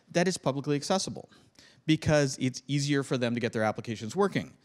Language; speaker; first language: English; native; English